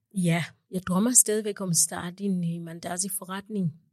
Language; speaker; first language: Danish; non-native, fluent; English